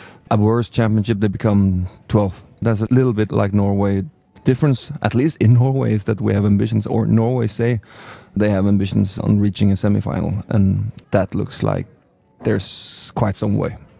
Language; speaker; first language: English; non-native, fluent; Norwegian